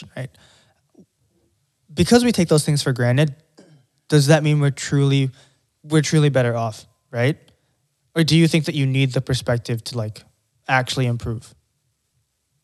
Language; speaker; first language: English; non-native, local second language; Filipino